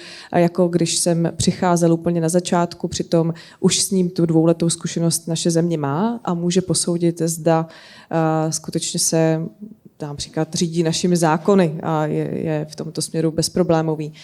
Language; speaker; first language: Czech; native; Czech